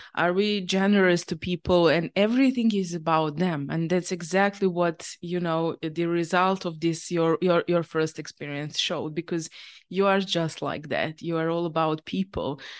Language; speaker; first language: English; non-native, fluent; Serbian